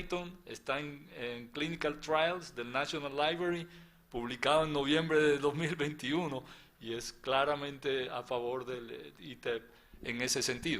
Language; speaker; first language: Spanish; native; Spanish